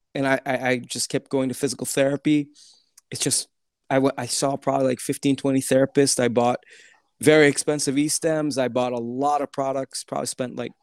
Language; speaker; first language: English; early bilingual, other home language; Turkish